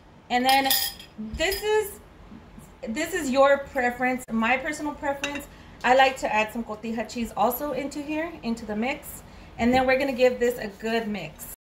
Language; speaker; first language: English; early bilingual, other home language; Spanish